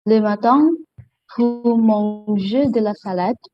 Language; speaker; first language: French; non-native, learner; Indonesian